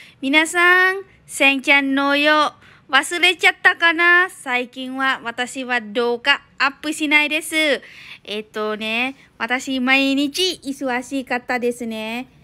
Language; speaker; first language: Japanese; non-native, learner; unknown